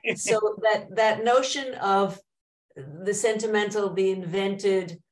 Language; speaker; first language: English; native; English